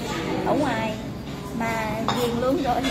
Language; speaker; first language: Vietnamese; early bilingual, heritage; Vietnamese